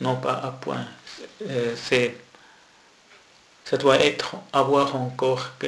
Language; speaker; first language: French; non-native, local second language; German